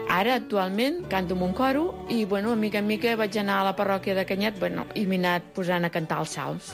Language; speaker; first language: Catalan; early bilingual, other home language; Spanish